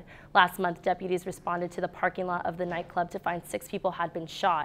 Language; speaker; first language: English; native; English